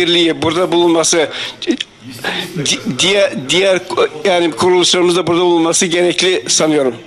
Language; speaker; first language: Turkish; non-native, fluent; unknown